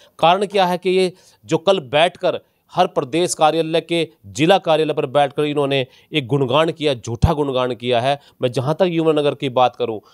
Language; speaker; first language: Hindi; native; Hindi